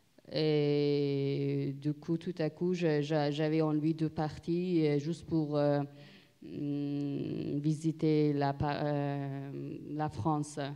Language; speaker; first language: French; non-native, learner; Persian